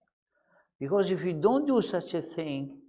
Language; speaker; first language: English; non-native, fluent; Arabic